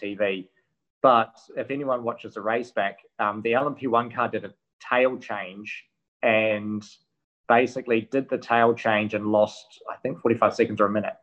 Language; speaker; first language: English; native; English